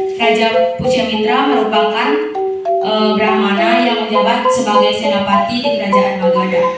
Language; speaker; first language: Indonesian; native; Indonesian